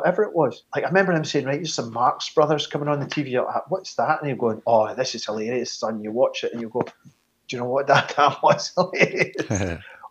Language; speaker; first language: English; native; English